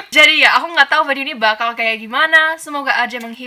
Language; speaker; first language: Indonesian; non-native, fluent; English